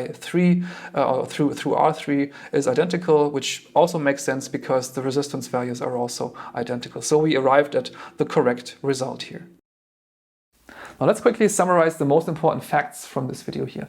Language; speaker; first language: English; non-native, fluent; German